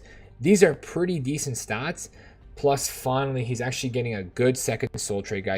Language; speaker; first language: English; native; English